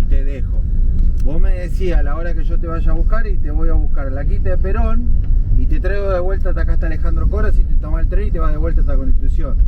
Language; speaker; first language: Spanish; native; Spanish